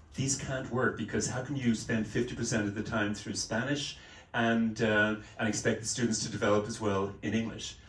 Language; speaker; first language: English; native; English